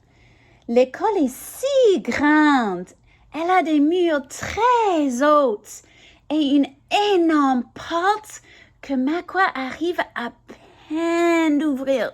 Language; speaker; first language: French; non-native, learner; English